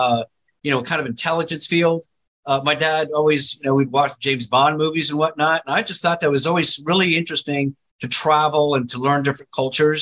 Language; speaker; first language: English; native; English